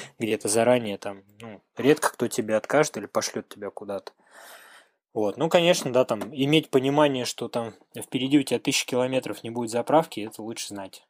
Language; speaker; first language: Russian; native; Russian